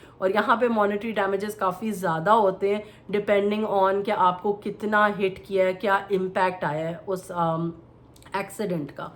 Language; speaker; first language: Urdu; native; Urdu